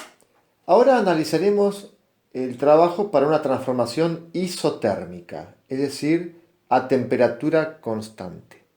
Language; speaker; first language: Spanish; native; Spanish